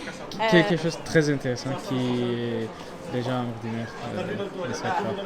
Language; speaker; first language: French; non-native, learner; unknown